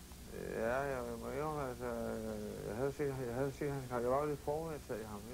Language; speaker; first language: Danish; native; Danish